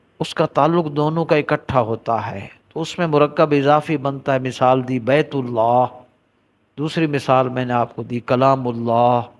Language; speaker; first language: Urdu; native; Urdu